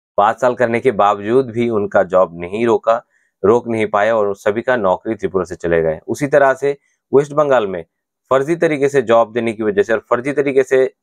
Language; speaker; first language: Hindi; non-native, local second language; Bangla